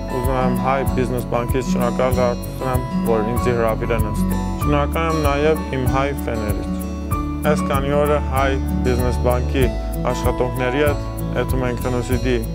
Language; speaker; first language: Armenian; early bilingual, heritage; Armenian